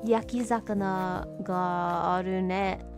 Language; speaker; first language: Japanese; non-native, learner; English